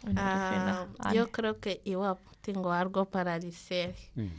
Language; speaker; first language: Spanish; non-native, fluent; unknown